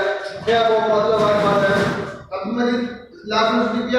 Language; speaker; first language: Hindi; non-native, learner; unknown